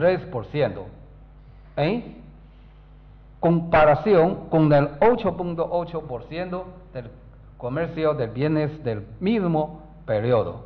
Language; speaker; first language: Spanish; non-native, learner; Chinese